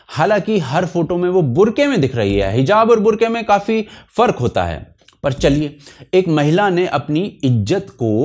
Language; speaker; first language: Hindi; native; Hindi